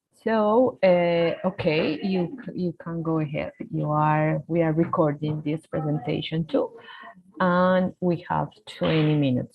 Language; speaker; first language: English; non-native, fluent; Spanish